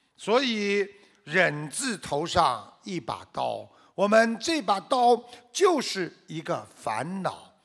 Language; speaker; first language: Chinese; native; Chinese